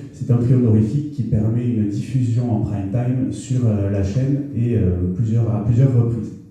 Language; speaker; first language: French; native; French